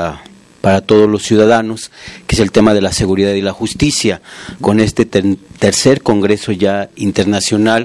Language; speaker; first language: Spanish; native; Spanish